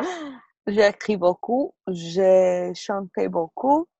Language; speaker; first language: French; non-native, learner; Portuguese